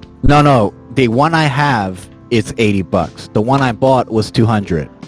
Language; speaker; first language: English; native; English